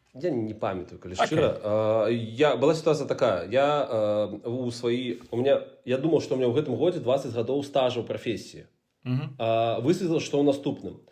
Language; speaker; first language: Belarusian; non-native, local second language; Russian